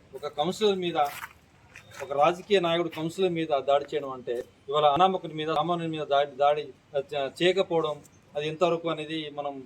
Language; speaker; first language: Telugu; native; Telugu